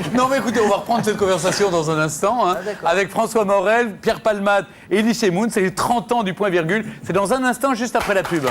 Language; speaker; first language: French; native; French